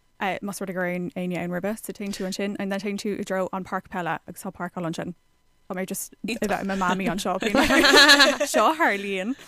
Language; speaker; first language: Irish; non-native, local second language; English